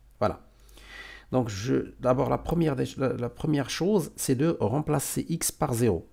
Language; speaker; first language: French; non-native, local second language; Arabic